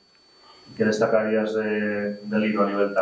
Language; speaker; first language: Spanish; native; Spanish